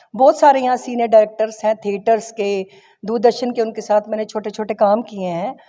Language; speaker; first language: Hindi; non-native, local second language; Kashmiri